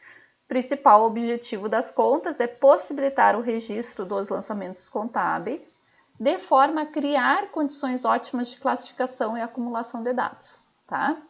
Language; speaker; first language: Portuguese; native; Portuguese